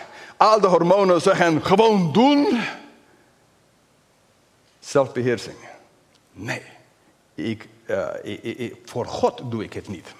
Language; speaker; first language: Dutch; non-native, fluent; English